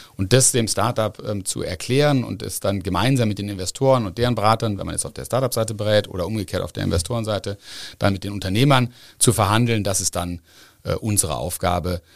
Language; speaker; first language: German; native; German